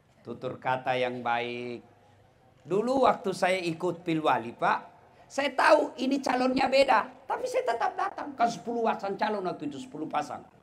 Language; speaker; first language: Indonesian; non-native, local second language; Buginese